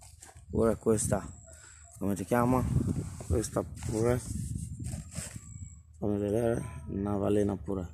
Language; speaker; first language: Italian; non-native, learner; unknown